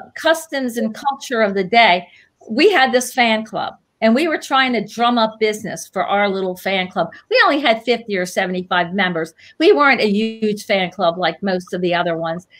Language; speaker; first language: English; native; English